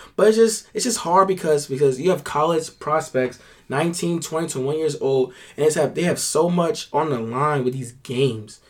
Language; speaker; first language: English; native; English